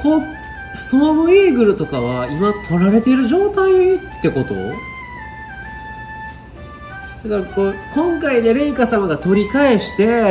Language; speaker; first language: Japanese; native; Japanese